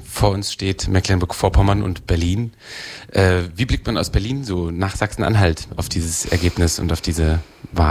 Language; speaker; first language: German; native; German